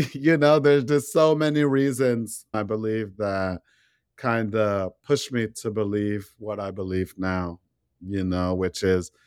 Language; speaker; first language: English; native; English